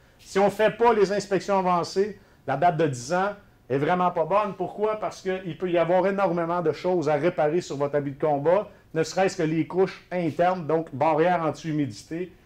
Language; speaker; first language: French; native; French